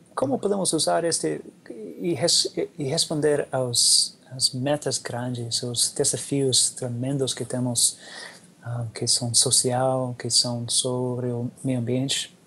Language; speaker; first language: Portuguese; non-native, learner; English